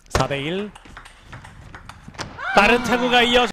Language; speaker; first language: Korean; native; Korean